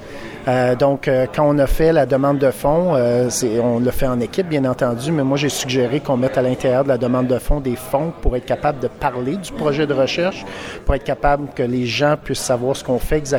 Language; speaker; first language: French; native; French